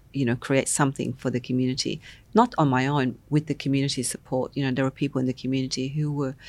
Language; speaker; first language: English; non-native, local second language; Vietnamese